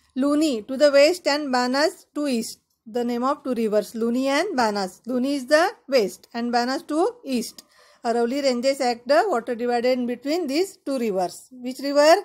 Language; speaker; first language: English; non-native, local second language; Marathi